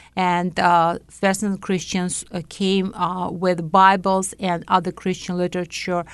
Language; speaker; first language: English; non-native, fluent; Latvian